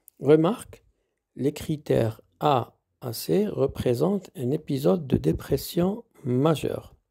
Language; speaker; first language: French; non-native, local second language; Arabic